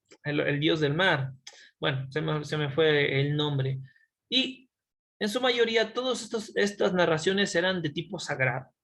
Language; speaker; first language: Spanish; native; Spanish